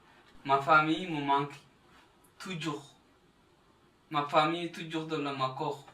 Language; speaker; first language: French; non-native, learner; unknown